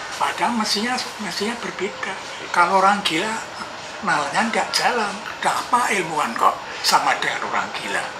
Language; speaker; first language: Indonesian; non-native, local second language; Javanese